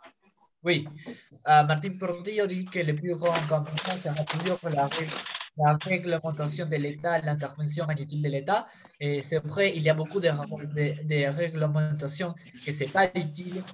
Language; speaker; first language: French; non-native, fluent; Spanish